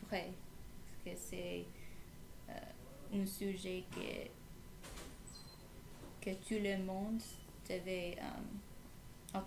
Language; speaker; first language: French; non-native, learner; English